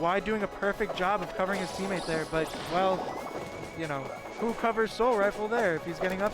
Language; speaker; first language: English; native; English